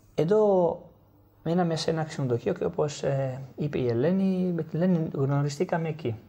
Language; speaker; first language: Greek; non-native, fluent; Italian